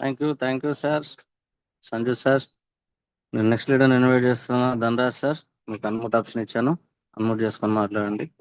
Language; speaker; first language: Telugu; native; Telugu